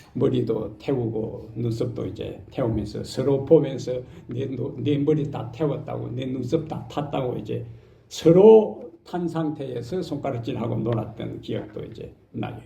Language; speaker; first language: Korean; native; Korean